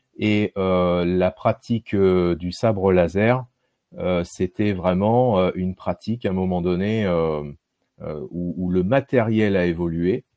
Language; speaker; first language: French; native; French